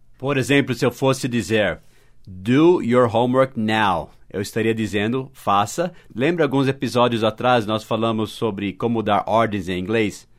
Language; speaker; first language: Portuguese; non-native, fluent; English